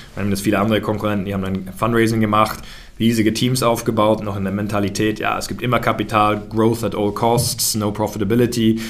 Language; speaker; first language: German; early bilingual, heritage; German